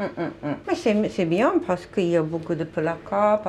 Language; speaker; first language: French; non-native, learner; Japanese